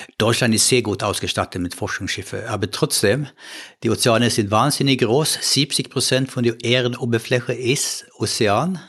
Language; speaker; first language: German; non-native, fluent; Swedish